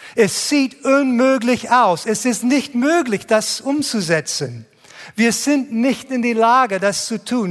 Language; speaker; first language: German; non-native, fluent; English